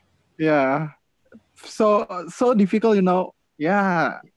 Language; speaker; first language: English; non-native, learner; Indonesian